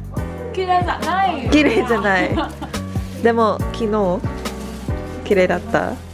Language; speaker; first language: Japanese; non-native, learner; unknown